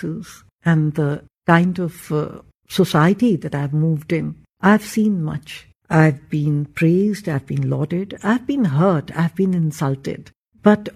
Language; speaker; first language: English; non-native, local second language; Hindi